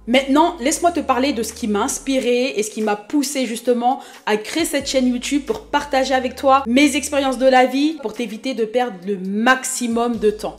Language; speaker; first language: French; early bilingual, other home language; Haitian Creole